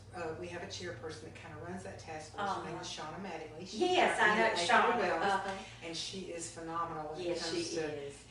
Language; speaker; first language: English; native; English